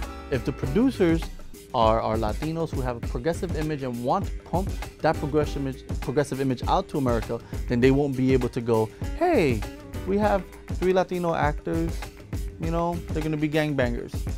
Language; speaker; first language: English; early bilingual, other home language; Spanish